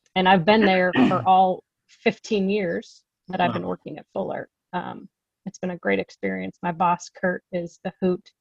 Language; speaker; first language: English; native; English